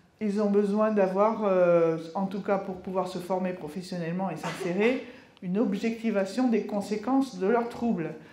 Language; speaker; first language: French; native; French